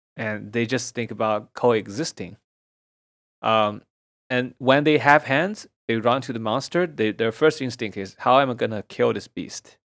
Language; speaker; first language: English; non-native, fluent; Chinese